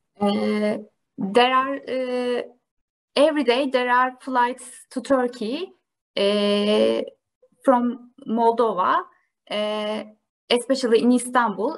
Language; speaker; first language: English; non-native, learner; Turkish